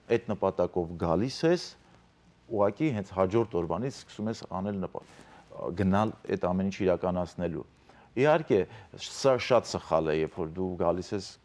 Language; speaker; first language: Armenian; native; Armenian